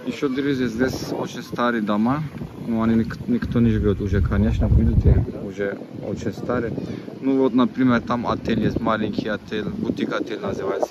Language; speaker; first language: Russian; non-native, learner; Turkish